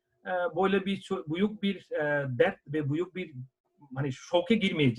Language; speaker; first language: Turkish; non-native, fluent; Bangla